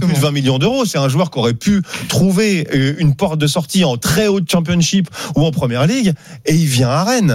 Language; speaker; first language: French; native; French